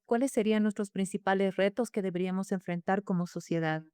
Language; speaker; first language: Spanish; native; Spanish